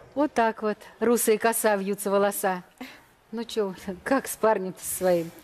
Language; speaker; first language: Russian; native; Russian